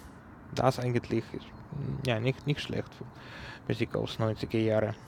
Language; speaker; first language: German; non-native, learner; Ukrainian